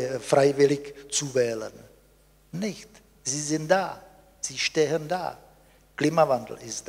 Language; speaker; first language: German; non-native, fluent; Czech